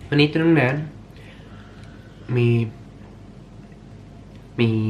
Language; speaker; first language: Thai; early bilingual, heritage; Swedish